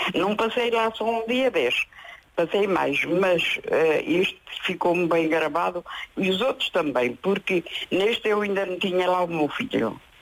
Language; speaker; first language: Portuguese; native; Portuguese